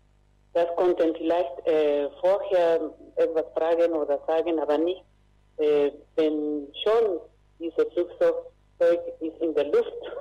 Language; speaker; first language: German; non-native, learner; Spanish